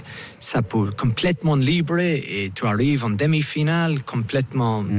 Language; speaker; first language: French; non-native, fluent; English